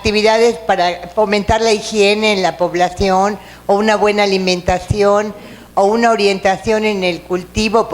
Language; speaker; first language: Spanish; native; Spanish